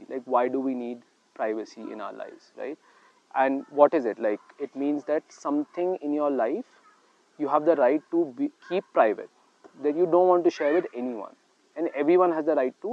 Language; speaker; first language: English; non-native, local second language; Hindi